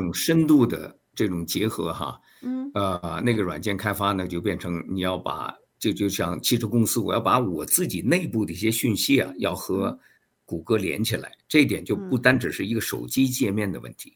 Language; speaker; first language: Chinese; native; Chinese